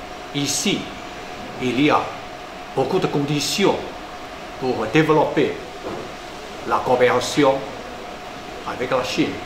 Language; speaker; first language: French; non-native, fluent; Chinese